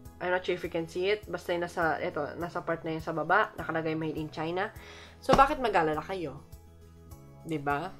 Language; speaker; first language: Filipino; native; Filipino